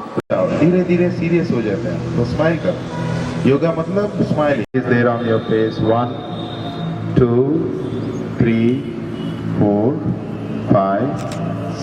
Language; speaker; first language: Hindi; non-native, local second language; Telugu